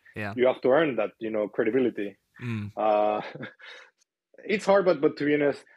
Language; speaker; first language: English; non-native, fluent; Spanish